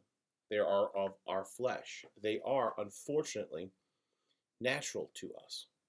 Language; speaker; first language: English; native; English